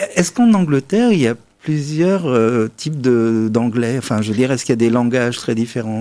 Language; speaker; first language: French; native; French